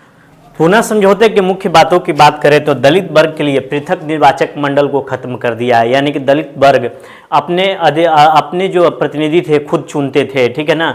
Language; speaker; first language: Hindi; native; Hindi